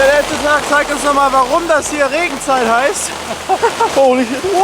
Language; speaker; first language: German; native; German